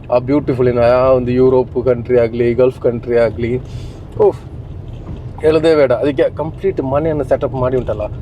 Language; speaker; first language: Kannada; non-native, local second language; Malayalam